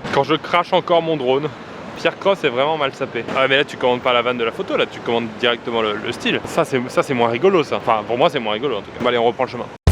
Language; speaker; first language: French; native; French